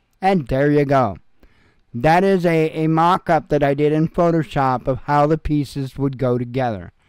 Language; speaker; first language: English; native; English